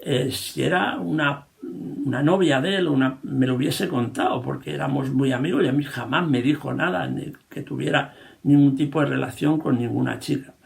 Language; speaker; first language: Spanish; native; Spanish